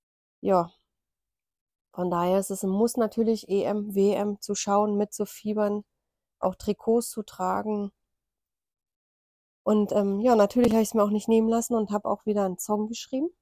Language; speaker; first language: German; native; German